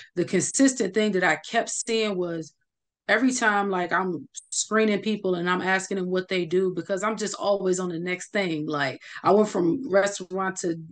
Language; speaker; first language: English; native; English